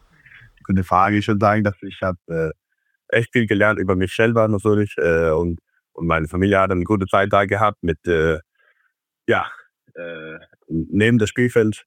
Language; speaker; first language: German; non-native, fluent; Faroese